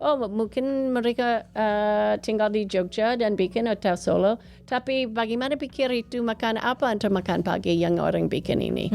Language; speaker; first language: Indonesian; non-native, fluent; English